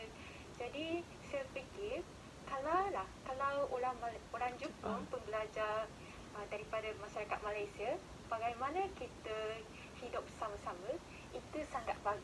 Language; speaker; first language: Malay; non-native, fluent; Japanese